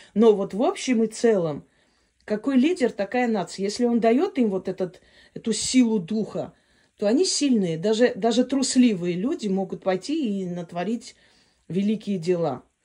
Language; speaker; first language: Russian; non-native, local second language; Armenian